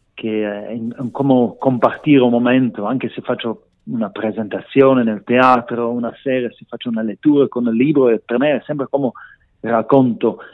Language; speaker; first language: Italian; non-native, learner; Romansh